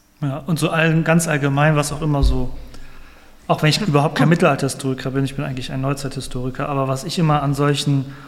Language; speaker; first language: German; native; German